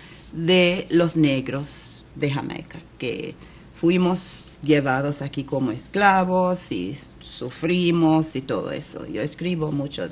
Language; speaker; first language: Spanish; non-native, fluent; English